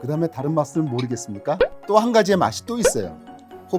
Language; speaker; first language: Korean; native; Korean